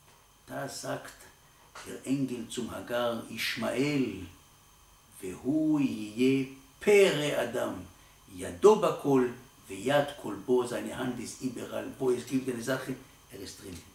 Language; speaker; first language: German; non-native, learner; Hebrew